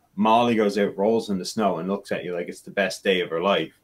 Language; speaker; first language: English; native; English